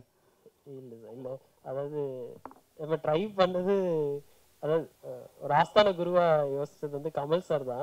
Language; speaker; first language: Tamil; native; Tamil